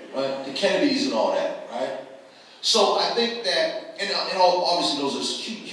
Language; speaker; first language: English; native; English